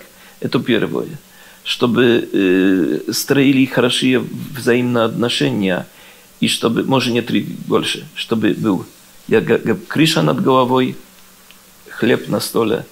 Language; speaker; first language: Russian; non-native, learner; Polish